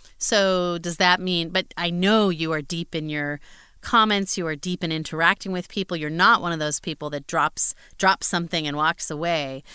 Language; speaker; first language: English; native; English